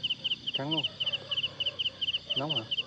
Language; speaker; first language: Vietnamese; native; Vietnamese